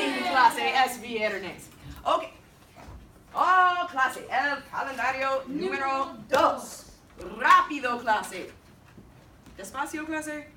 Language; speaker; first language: Spanish; non-native, fluent; English